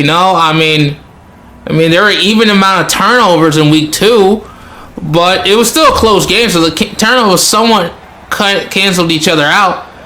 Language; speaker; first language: English; native; English